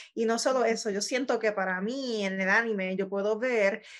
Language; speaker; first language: Spanish; native; Spanish